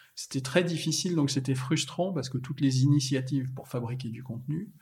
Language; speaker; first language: French; native; French